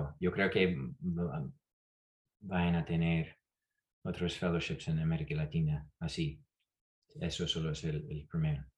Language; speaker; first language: Spanish; non-native, fluent; English